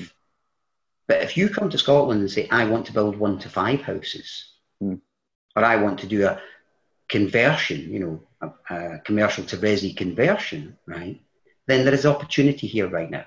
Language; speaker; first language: English; native; English